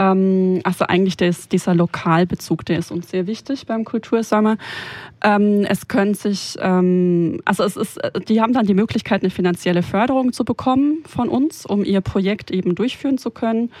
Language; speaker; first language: German; native; German